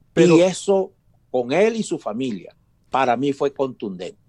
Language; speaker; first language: Spanish; native; Spanish